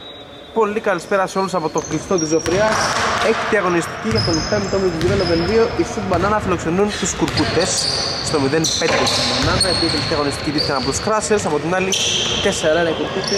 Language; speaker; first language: Greek; native; Greek